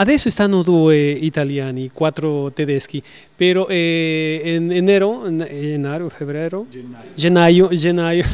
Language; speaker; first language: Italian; non-native, learner; Spanish